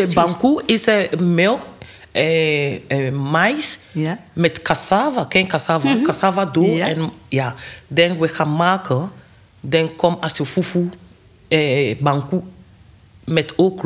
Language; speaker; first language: Dutch; non-native, learner; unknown